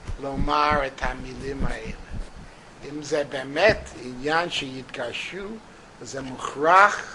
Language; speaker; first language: Hebrew; non-native, fluent; English